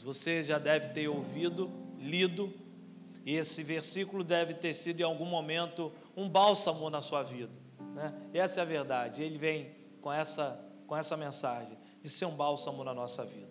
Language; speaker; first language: Portuguese; native; Portuguese